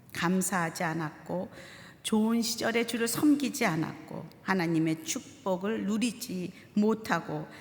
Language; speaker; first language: Korean; native; Korean